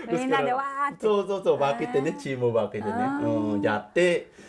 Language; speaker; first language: Japanese; non-native, fluent; Khmer